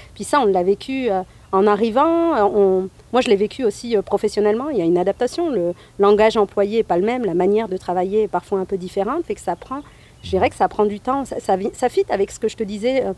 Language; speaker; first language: French; native; French